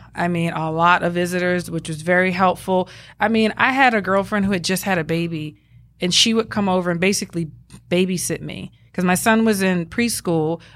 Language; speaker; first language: English; native; English